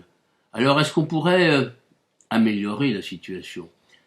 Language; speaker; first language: French; native; French